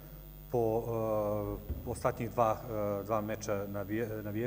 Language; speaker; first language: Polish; non-native, learner; Serbian